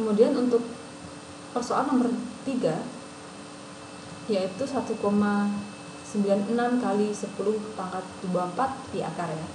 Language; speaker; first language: Indonesian; native; Indonesian